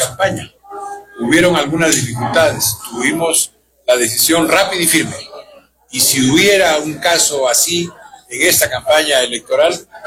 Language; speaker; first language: Spanish; native; Spanish